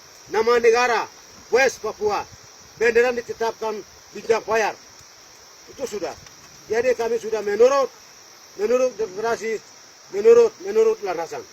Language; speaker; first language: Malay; non-native, local second language; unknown